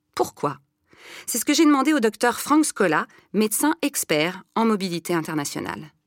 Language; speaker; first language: French; native; French